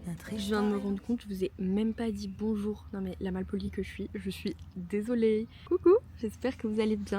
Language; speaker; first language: French; native; French